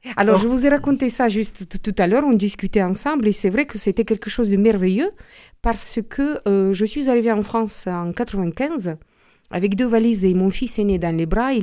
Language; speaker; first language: French; non-native, fluent; Romanian